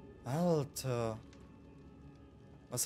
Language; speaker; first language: German; native; German